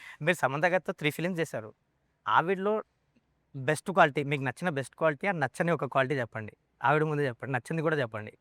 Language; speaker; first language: Telugu; native; Telugu